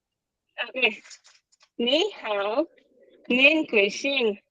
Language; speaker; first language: Chinese; non-native, learner; Filipino